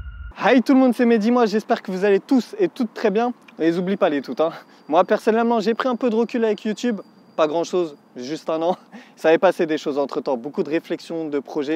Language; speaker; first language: French; native; French